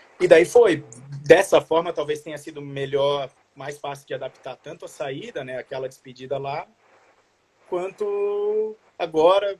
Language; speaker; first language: Portuguese; native; Portuguese